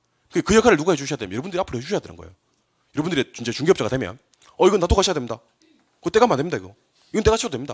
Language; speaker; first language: Korean; native; Korean